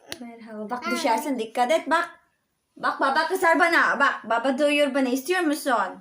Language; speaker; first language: Turkish; non-native, learner; Filipino